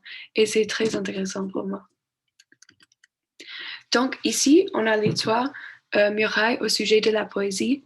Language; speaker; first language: French; non-native, learner; English